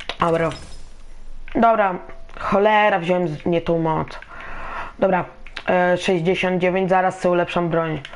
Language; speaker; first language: Polish; native; Polish